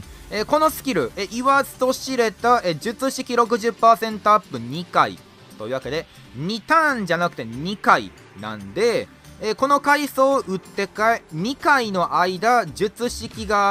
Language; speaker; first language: Japanese; native; Japanese